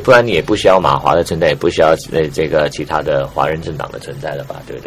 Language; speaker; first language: Chinese; native; Chinese